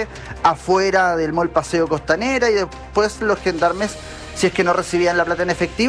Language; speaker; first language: Spanish; native; Spanish